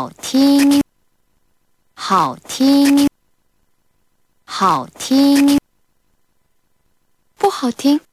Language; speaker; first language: Chinese; non-native, learner; Korean